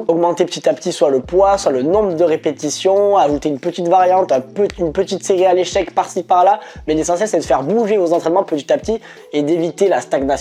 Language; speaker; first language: French; native; French